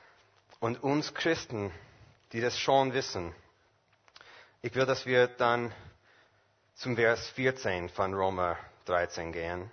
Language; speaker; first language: German; non-native, fluent; English